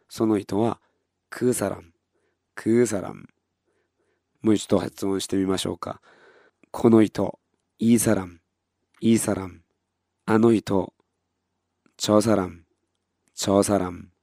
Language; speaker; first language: Japanese; non-native, fluent; Korean